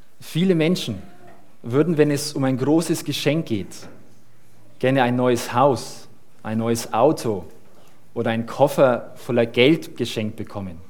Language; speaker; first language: German; early bilingual, other home language; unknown